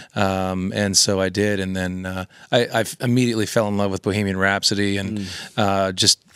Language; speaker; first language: English; native; English